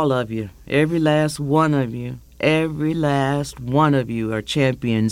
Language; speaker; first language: English; native; English